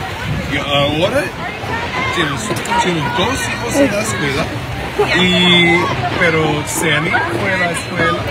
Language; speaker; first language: Spanish; non-native, learner; English